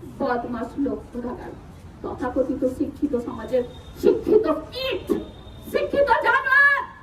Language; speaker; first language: Bangla; non-native, local second language; Santali